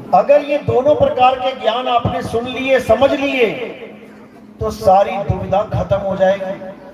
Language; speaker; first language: Hindi; native; Hindi